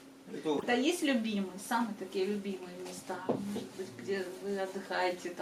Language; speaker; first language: Russian; native; Russian